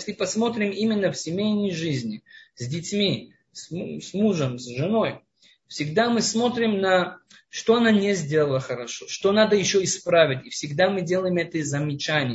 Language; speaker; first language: Russian; non-native, fluent; Hebrew